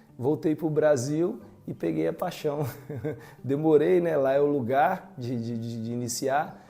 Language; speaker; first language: Portuguese; native; Portuguese